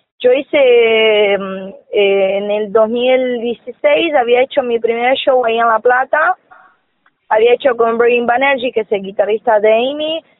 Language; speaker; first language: Spanish; non-native, fluent; Portuguese